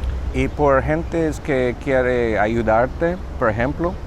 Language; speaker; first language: Spanish; non-native, learner; English